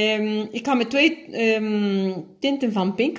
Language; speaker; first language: Dutch; non-native, fluent; Spanish